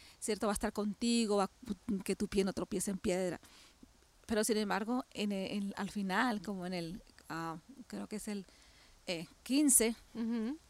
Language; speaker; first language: Spanish; native; Spanish